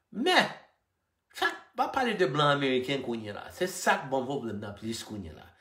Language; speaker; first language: Haitian Creole; non-native, fluent; English